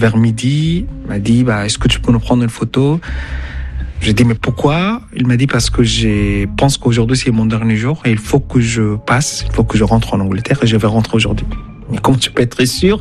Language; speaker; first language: French; non-native, fluent; Arabic